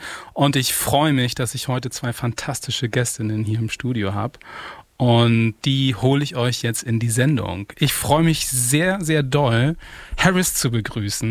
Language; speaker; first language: German; native; German